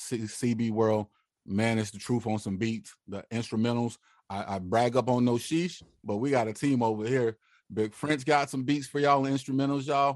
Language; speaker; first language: English; native; English